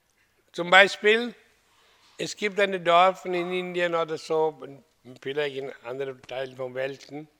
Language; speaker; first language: German; non-native, fluent; Hindi